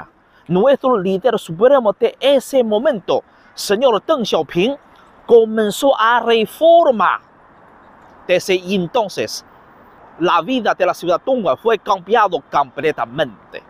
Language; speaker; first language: Spanish; non-native, learner; Chinese